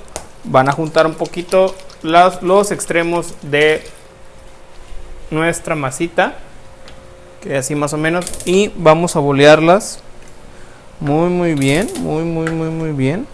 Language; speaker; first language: Spanish; native; Spanish